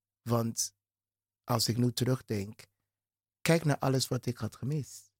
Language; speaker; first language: Dutch; non-native, fluent; English